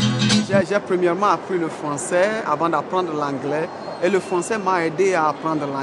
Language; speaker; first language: French; non-native, fluent; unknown